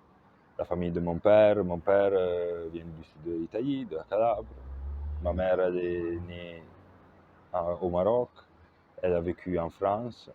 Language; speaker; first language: French; non-native, local second language; Italian